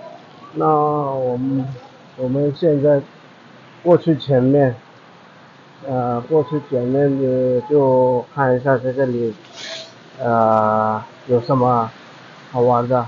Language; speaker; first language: Chinese; non-native, fluent; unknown